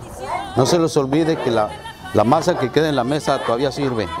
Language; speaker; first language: Spanish; native; Spanish